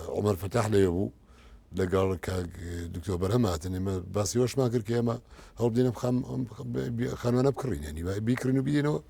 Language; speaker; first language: Central Kurdish; native; Central Kurdish